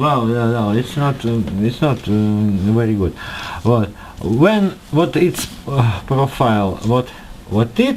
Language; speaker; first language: English; non-native, learner; Russian